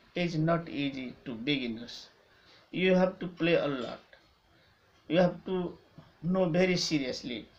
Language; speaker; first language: English; non-native, local second language; Nepali